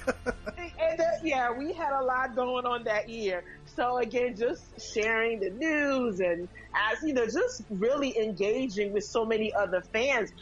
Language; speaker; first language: English; early bilingual, other home language; Haitian Creole